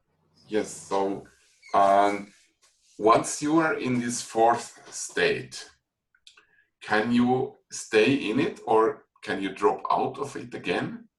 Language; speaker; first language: English; non-native, fluent; German